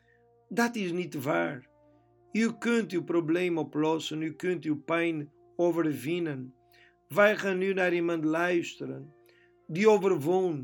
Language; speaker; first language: Dutch; non-native, fluent; Portuguese